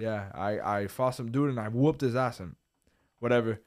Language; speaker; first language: English; early bilingual, other home language; Spanish